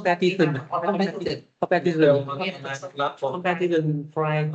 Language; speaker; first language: English; non-native, learner; Vietnamese